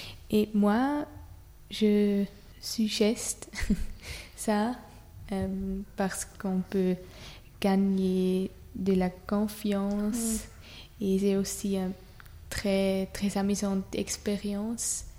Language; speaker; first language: French; non-native, fluent; German